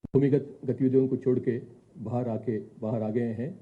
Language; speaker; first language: Hindi; non-native, local second language; Telugu